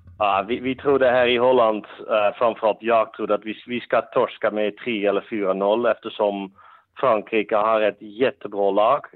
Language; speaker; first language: Swedish; non-native, fluent; Dutch